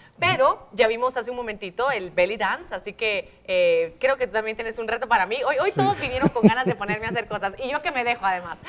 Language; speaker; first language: Spanish; native; Spanish